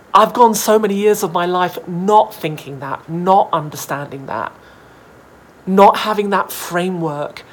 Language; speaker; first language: English; native; English